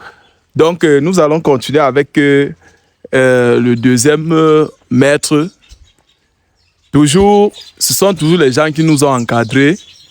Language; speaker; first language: French; native; French